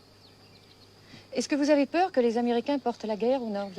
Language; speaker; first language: French; native; French